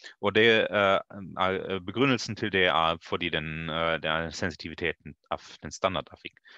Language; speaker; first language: Norwegian; non-native, learner; German